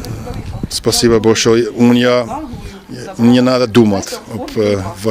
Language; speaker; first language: Russian; non-native, learner; Dutch